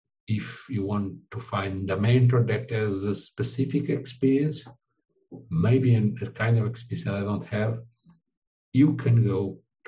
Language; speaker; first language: English; non-native, fluent; Portuguese